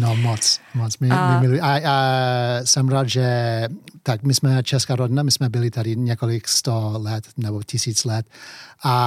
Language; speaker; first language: Czech; early bilingual, heritage; English